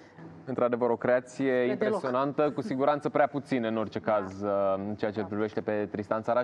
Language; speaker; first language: Romanian; native; Romanian